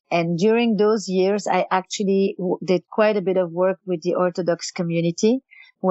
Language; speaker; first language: English; non-native, fluent; Yiddish